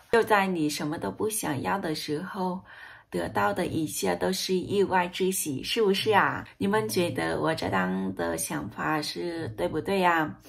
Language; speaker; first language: Chinese; non-native, fluent; Vietnamese